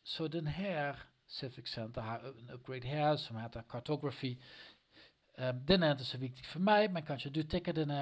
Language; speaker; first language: Swedish; non-native, learner; Dutch